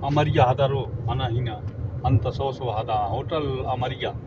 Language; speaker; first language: Arabic; non-native, learner; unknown